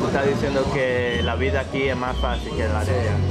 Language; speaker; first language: Spanish; early bilingual, heritage; Spanish